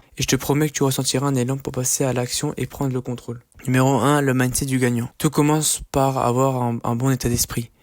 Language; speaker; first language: French; native; French